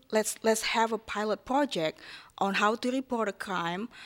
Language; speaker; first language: English; non-native, fluent; Japanese